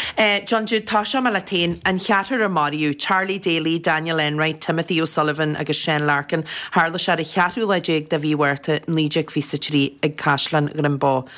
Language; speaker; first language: Irish; native; Irish